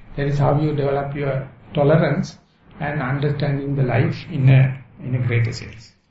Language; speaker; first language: English; non-native, local second language; Sinhala